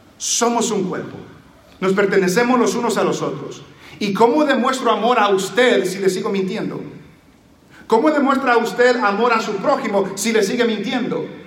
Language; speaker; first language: Spanish; early bilingual, heritage; Spanish